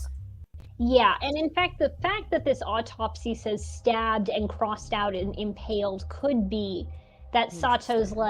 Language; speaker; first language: English; native; English